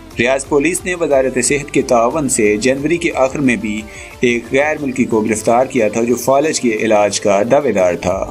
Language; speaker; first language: Urdu; native; Urdu